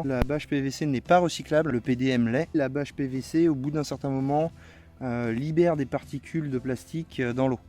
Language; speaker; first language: French; native; French